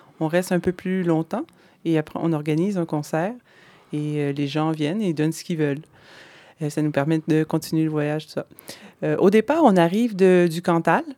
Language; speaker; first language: French; native; French